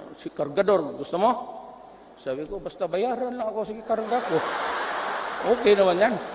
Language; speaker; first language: Filipino; non-native, local second language; Cebuano